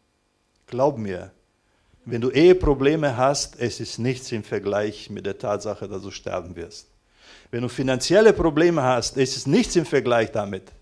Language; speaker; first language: German; non-native, fluent; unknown